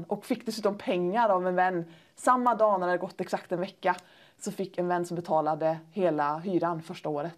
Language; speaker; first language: Swedish; native; Swedish